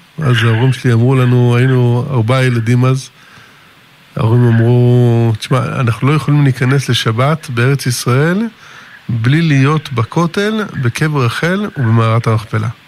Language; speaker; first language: Hebrew; early bilingual, other home language; English